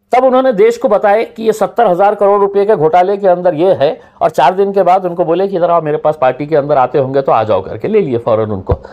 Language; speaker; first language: Hindi; native; Hindi